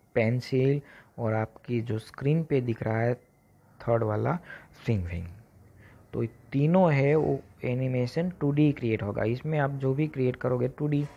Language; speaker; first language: Hindi; non-native, local second language; Gujarati